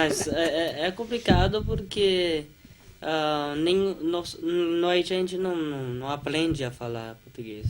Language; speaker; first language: Portuguese; non-native, fluent; Haitian Creole